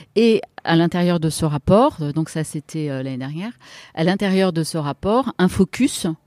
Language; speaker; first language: French; native; French